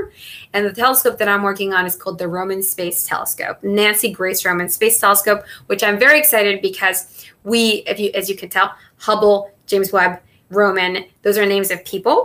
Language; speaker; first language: English; non-native, fluent; Spanish